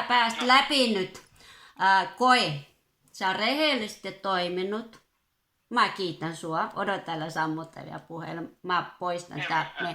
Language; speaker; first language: Finnish; non-native, fluent; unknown